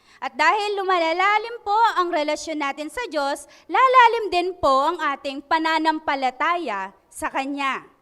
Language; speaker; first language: Filipino; non-native, local second language; Pampanga